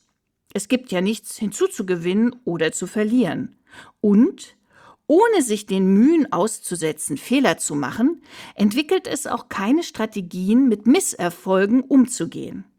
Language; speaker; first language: German; native; German